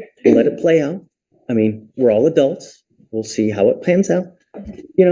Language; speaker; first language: English; native; English